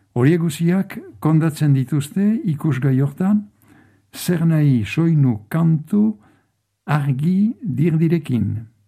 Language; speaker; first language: Basque; native; Basque